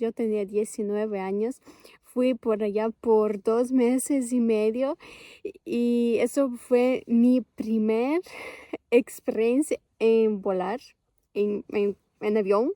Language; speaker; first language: Spanish; non-native, fluent; Ukrainian